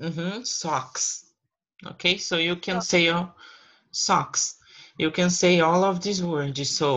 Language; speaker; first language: English; non-native, fluent; Portuguese